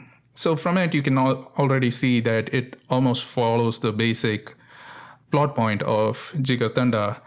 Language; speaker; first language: English; non-native, local second language; Tamil